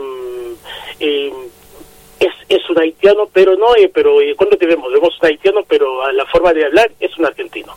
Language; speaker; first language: Spanish; non-native, fluent; Haitian Creole